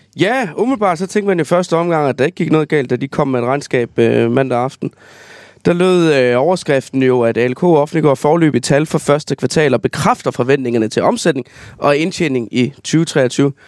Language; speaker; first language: Danish; native; Danish